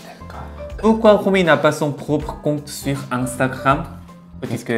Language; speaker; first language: French; non-native, learner; Korean